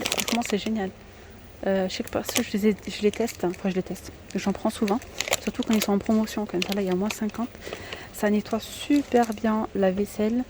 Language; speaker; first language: French; native; French